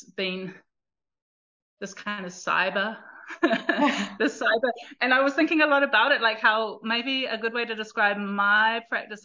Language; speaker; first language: English; native; English